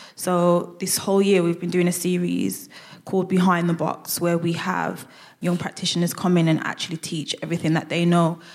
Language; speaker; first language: English; native; English